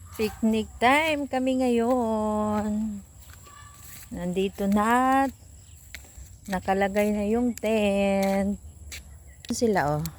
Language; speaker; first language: Filipino; non-native, local second language; Waray